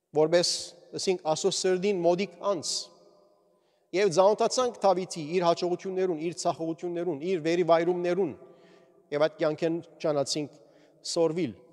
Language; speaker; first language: Armenian; early bilingual, heritage; Armenian